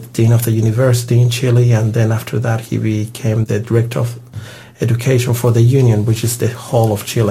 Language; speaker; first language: English; non-native, fluent; Spanish